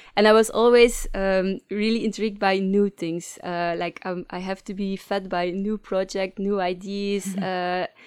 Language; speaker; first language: English; non-native, fluent; Dutch